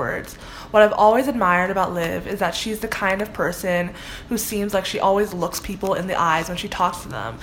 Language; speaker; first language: English; native; English